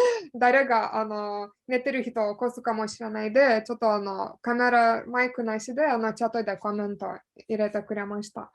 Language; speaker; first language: Japanese; non-native, fluent; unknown